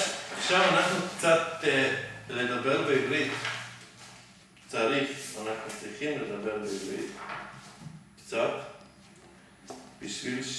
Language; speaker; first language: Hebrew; non-native, fluent; Serbian